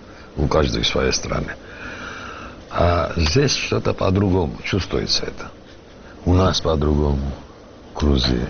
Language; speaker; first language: Ukrainian; non-native, learner; Georgian